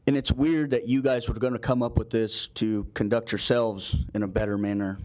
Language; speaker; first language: English; native; English